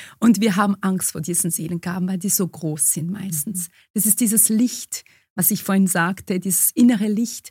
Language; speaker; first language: German; early bilingual, other home language; Romanian